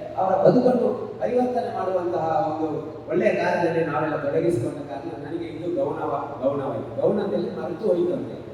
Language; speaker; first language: Kannada; non-native, local second language; Tulu